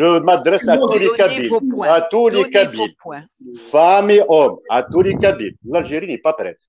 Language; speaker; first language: French; non-native, local second language; Kabyle